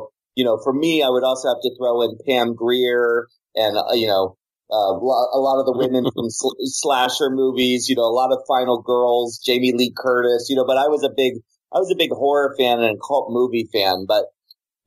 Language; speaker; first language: English; native; English